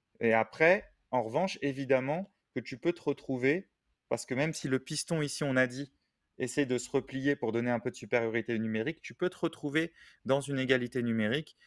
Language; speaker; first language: French; native; French